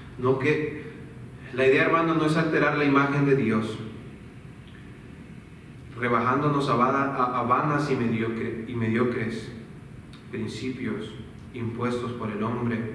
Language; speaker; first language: Spanish; native; Spanish